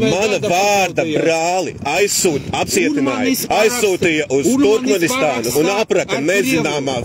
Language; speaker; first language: Latvian; native; Latvian